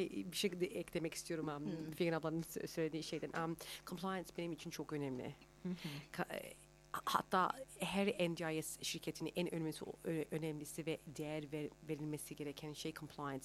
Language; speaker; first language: Turkish; early bilingual, heritage; Turkish